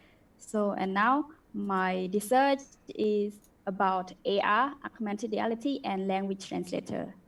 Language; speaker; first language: English; non-native, learner; Khmer